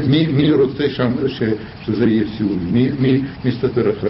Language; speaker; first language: Hebrew; non-native, fluent; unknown